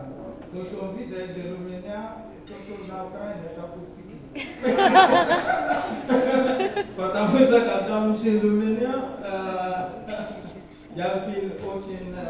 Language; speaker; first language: Russian; non-native, learner; Yoruba